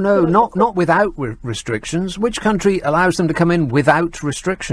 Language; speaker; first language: English; native; English